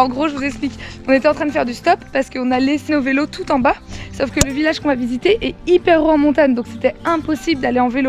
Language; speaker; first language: French; native; French